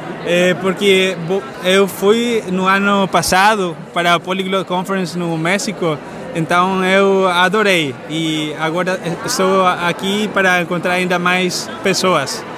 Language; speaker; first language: Portuguese; non-native, fluent; Spanish